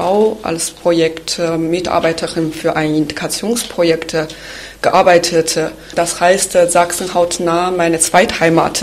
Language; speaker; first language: German; non-native, fluent; Chinese